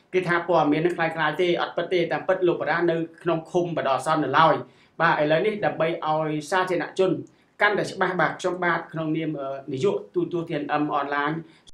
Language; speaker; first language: Khmer; native; Khmer